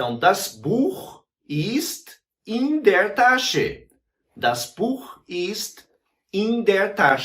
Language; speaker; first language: German; non-native, fluent; Portuguese